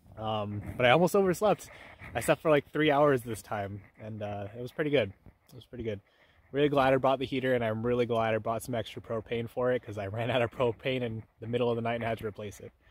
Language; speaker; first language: English; native; English